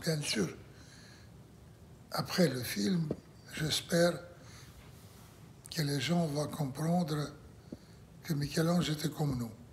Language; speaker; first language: French; non-native, learner; Russian